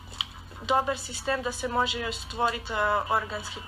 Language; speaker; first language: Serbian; early bilingual, heritage; Serbian